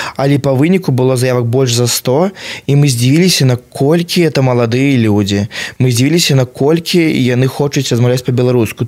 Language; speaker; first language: Belarusian; native; Belarusian